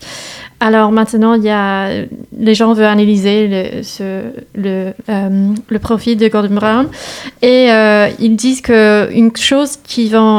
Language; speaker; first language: French; non-native, learner; English